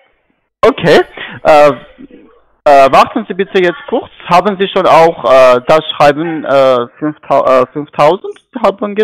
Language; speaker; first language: German; non-native, learner; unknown